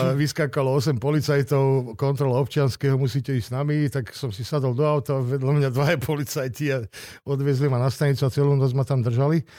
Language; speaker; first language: Slovak; non-native, local second language; Hungarian